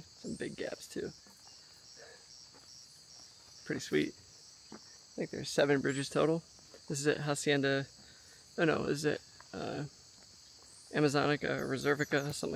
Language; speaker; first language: English; native; English